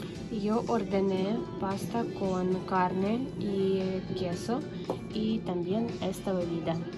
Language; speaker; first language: Spanish; non-native, learner; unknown